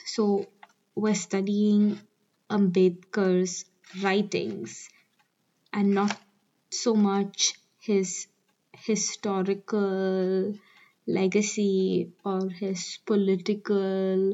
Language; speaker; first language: English; non-native, local second language; Hindi